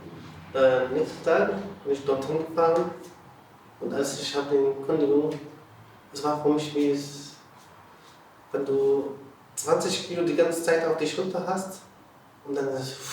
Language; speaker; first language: German; non-native, learner; Arabic